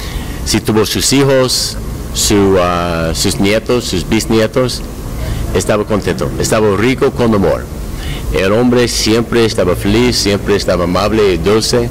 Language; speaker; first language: Spanish; non-native, learner; English